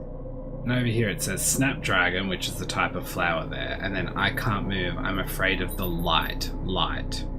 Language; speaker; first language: English; native; English